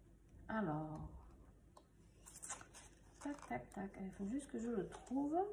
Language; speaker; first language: French; native; French